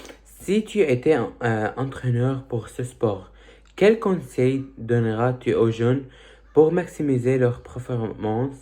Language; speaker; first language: French; early bilingual, other home language; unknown